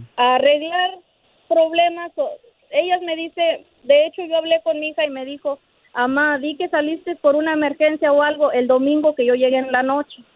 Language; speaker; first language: Spanish; native; Spanish